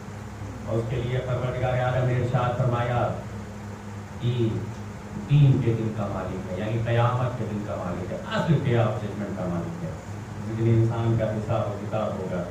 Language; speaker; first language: Urdu; native; Urdu